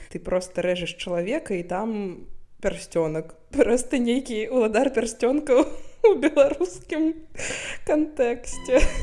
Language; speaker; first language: Belarusian; non-native, local second language; Russian